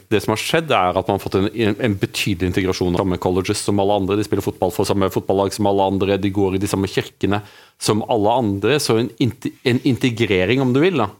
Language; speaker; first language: Norwegian; native; Norwegian